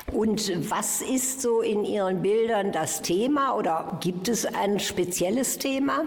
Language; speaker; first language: German; native; German